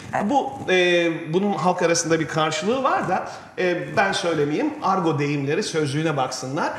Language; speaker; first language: Turkish; native; Turkish